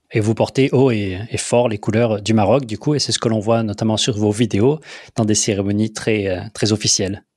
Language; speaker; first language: French; native; French